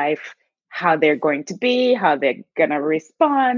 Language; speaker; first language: English; non-native, local second language; Shona